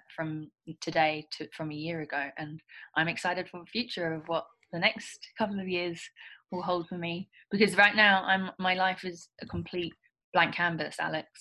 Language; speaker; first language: English; native; English